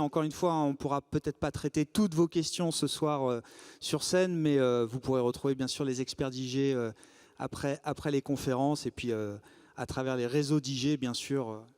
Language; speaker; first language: French; native; French